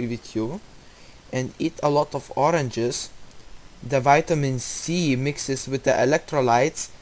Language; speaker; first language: English; non-native, learner; Russian